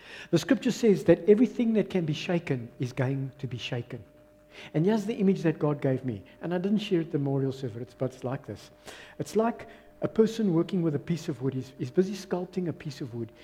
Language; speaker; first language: English; non-native, local second language; Afrikaans